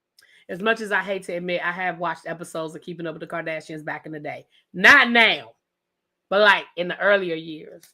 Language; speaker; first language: English; native; English